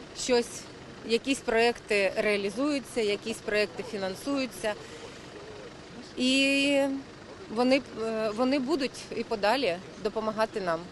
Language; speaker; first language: Ukrainian; non-native, local second language; Russian